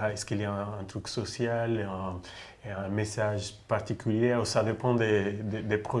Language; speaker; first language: French; non-native, fluent; Spanish